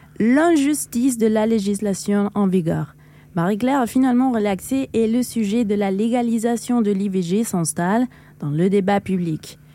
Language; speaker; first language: French; non-native, fluent; Spanish